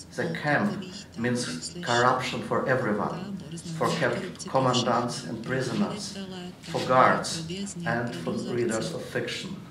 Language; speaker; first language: English; non-native, fluent; Russian